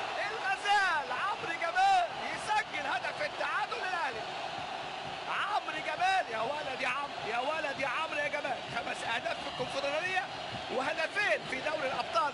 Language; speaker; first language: Arabic; native; Arabic